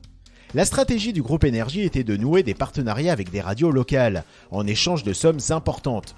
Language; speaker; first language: French; native; French